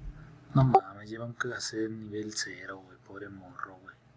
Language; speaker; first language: Spanish; native; Spanish